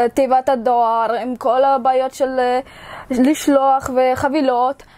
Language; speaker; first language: Hebrew; early bilingual, other home language; Russian